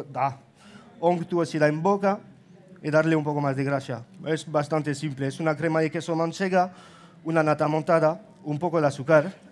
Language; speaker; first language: Spanish; non-native, fluent; French